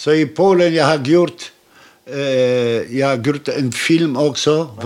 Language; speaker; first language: Swedish; non-native, learner; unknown